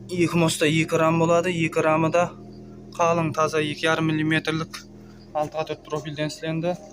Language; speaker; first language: Uzbek; non-native, local second language; Kara-Kalpak